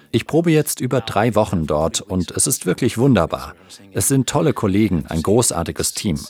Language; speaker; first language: German; non-native, fluent; Spanish